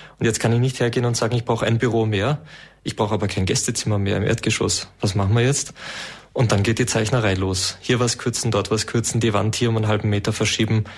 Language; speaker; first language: German; native; German